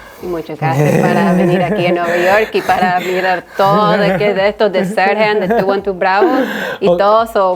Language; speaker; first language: Spanish; early bilingual, heritage; Spanish